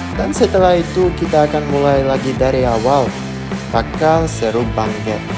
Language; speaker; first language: Indonesian; non-native, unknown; Russian